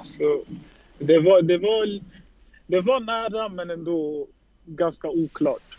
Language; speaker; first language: Swedish; early bilingual, other home language; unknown